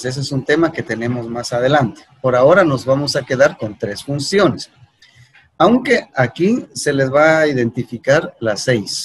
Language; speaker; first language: Spanish; native; Spanish